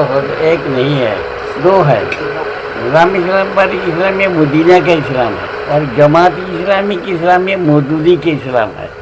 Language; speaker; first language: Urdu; non-native, learner; Bangla